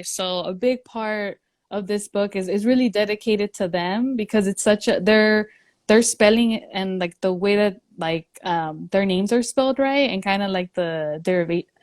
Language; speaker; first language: English; early bilingual, other home language; Spanish